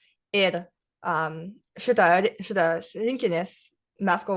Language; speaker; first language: Lithuanian; early bilingual, heritage; English